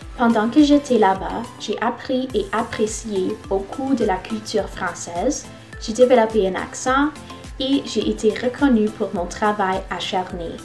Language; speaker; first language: French; non-native, local second language; English